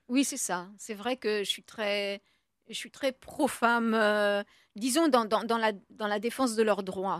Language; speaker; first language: French; native; French